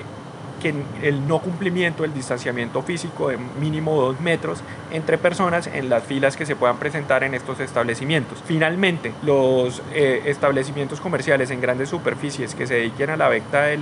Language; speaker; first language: Spanish; native; Spanish